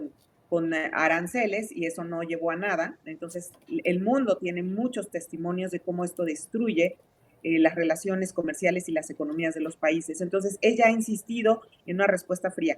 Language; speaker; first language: Spanish; native; Spanish